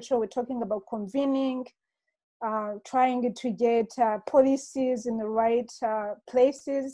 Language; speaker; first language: English; non-native, local second language; Kinyarwanda